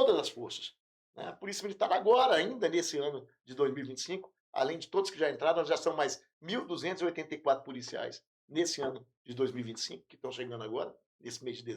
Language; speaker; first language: Portuguese; native; Portuguese